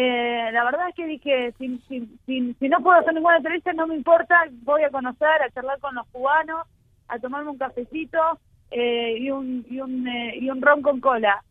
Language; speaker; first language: Spanish; native; Spanish